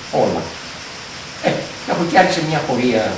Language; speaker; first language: Greek; native; Greek